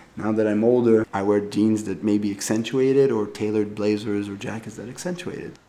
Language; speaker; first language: English; native; English